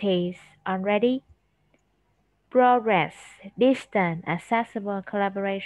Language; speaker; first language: English; non-native, fluent; Vietnamese